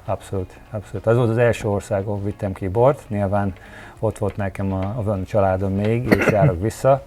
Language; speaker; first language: Hungarian; early bilingual, heritage; Hungarian